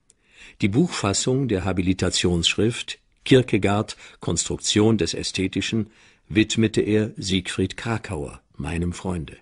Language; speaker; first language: German; native; German